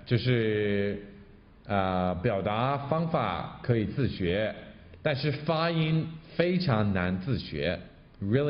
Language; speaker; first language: Chinese; non-native, fluent; English